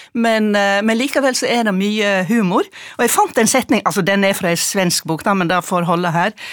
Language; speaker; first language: Norwegian; native; Norwegian